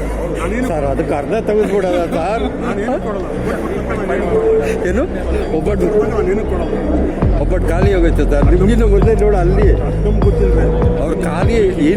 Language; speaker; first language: Kannada; native; Kannada